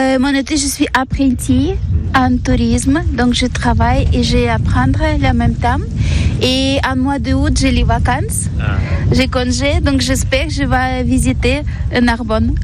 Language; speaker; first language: French; non-native, learner; Ukrainian